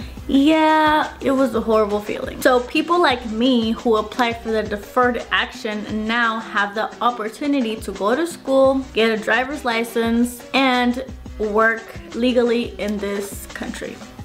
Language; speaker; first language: English; early bilingual, other home language; Spanish